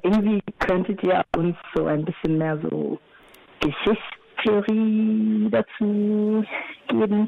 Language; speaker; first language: German; non-native, fluent; Swahili